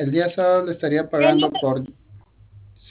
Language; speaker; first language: Spanish; native; Spanish